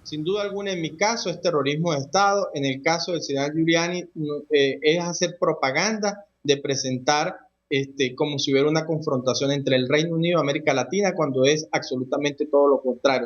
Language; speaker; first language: Spanish; native; Spanish